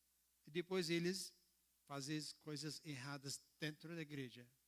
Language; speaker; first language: Portuguese; non-native, learner; Arabic